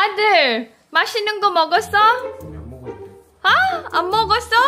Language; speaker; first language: Korean; non-native, learner; Filipino